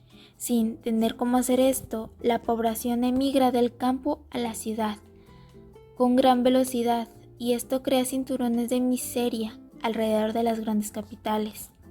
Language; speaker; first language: Spanish; native; Spanish